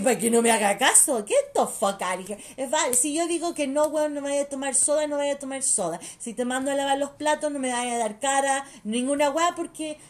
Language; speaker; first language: Spanish; early bilingual, heritage; Spanish